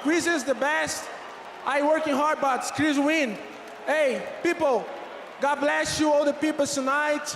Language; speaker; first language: English; non-native, learner; Portuguese